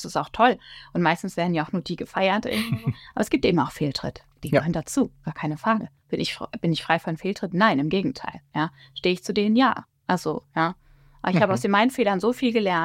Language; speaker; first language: German; native; German